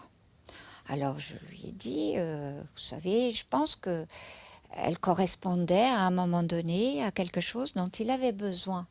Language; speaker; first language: French; non-native, fluent; German